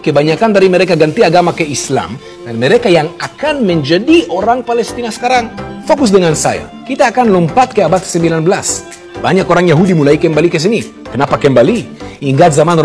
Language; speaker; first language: Indonesian; non-native, fluent; Hebrew